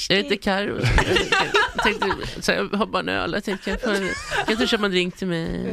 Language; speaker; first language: Swedish; native; Swedish